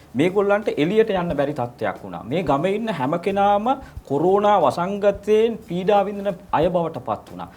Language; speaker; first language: Sinhala; non-native, local second language; Tamil